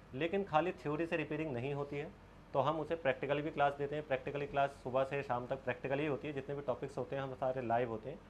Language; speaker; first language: Hindi; native; Hindi